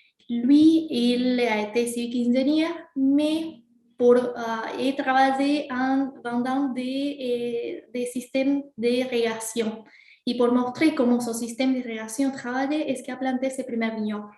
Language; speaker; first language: French; non-native, fluent; Spanish